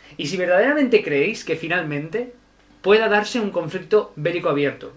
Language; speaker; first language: Spanish; native; Spanish